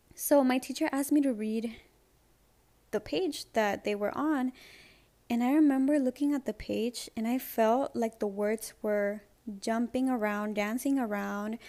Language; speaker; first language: English; early bilingual, other home language; Spanish